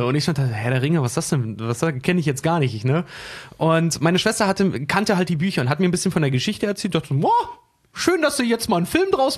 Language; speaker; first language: German; native; German